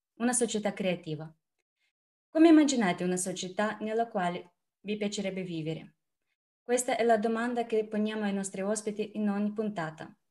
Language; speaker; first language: Italian; non-native, fluent; Russian